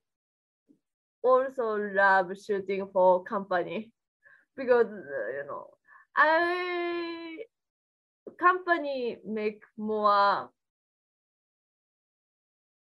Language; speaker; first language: English; non-native, learner; Japanese